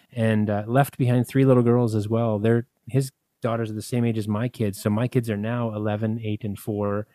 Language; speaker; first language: English; native; English